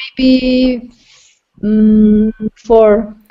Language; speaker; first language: English; non-native, fluent; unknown